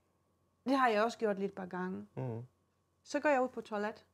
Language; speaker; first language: Danish; non-native, fluent; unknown